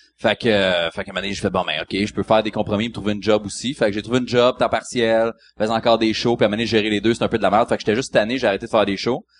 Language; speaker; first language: French; native; French